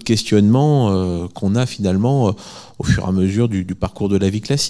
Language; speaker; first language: French; native; French